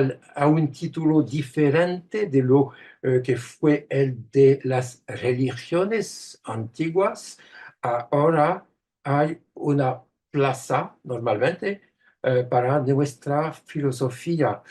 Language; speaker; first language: Spanish; non-native, fluent; French